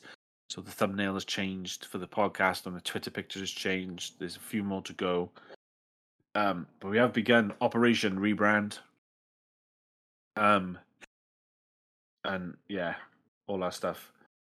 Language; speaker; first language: English; native; English